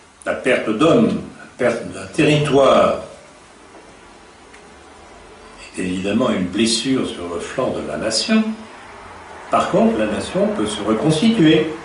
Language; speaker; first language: French; native; French